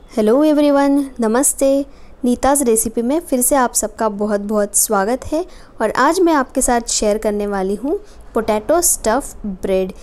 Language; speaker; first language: Hindi; non-native, local second language; Marathi